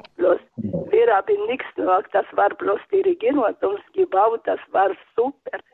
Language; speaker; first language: German; non-native, fluent; Russian